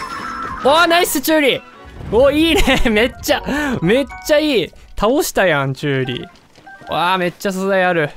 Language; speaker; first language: Japanese; native; Japanese